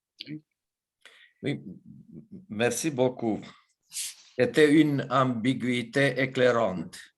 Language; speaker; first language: French; non-native, fluent; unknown